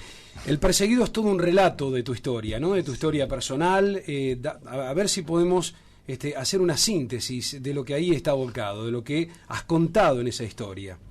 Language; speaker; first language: Spanish; native; Spanish